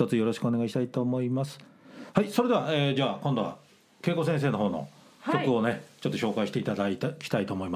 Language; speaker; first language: Japanese; native; Japanese